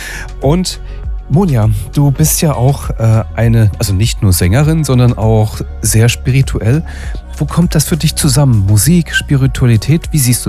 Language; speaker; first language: German; native; German